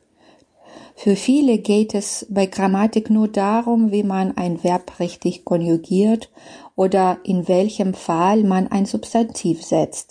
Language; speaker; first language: German; non-native, fluent; Belarusian